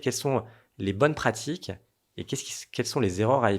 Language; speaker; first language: French; native; French